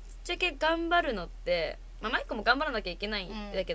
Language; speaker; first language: Japanese; native; Japanese